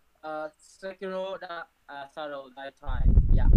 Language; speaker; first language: English; non-native, learner; Vietnamese